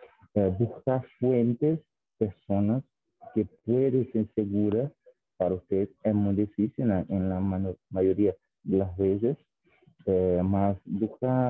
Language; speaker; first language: Spanish; non-native, fluent; Portuguese